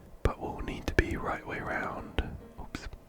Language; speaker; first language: English; native; English